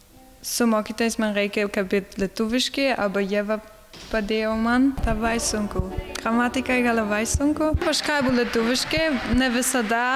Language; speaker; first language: Lithuanian; non-native, learner; German